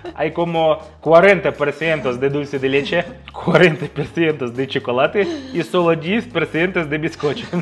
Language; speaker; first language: Spanish; non-native, fluent; Russian